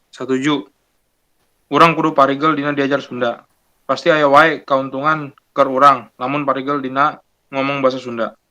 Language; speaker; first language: Sundanese; non-native, local second language; Indonesian